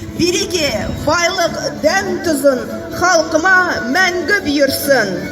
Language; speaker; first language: Kazakh; non-native, local second language; Russian